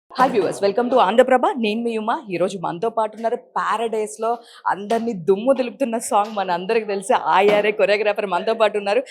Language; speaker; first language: Telugu; native; Telugu